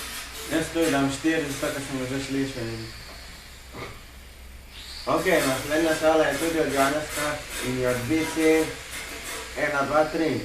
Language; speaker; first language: Slovenian; early bilingual, other home language; Polish